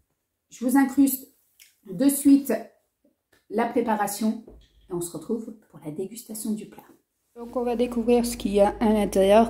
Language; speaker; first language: French; native; French